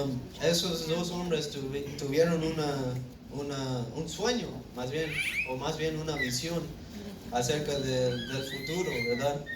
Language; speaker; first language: Spanish; early bilingual, heritage; Spanish